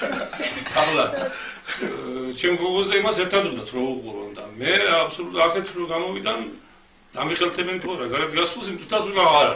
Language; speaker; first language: Georgian; native; Georgian